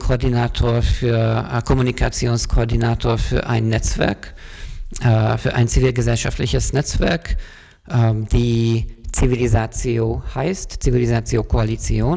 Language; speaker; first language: German; non-native, fluent; Hungarian